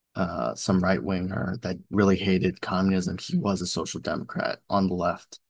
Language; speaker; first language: English; native; English